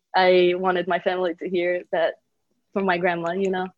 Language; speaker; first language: English; early bilingual, other home language; Bulgarian